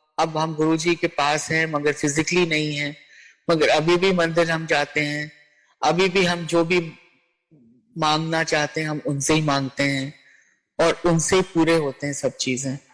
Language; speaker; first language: Hindi; native; Hindi